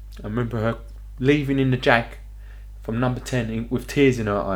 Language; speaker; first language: English; native; English